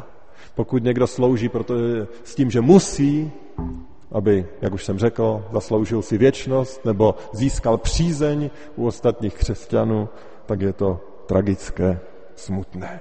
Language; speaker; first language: Czech; native; Czech